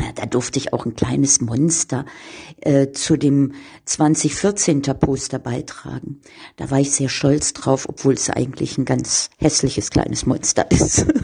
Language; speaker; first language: German; native; German